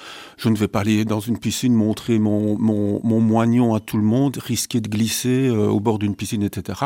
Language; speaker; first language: French; native; French